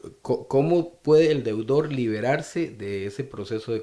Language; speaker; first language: Spanish; native; Spanish